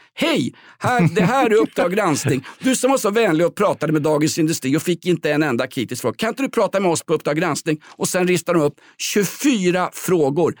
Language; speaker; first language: Swedish; native; Swedish